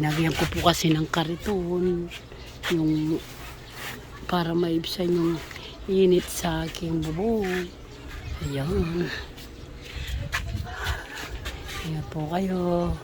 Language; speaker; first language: Filipino; native; Filipino